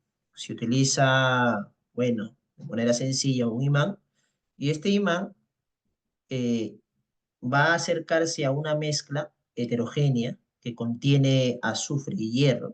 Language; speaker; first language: Spanish; native; Spanish